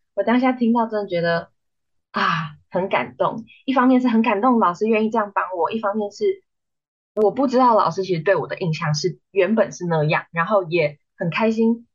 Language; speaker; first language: Chinese; native; Chinese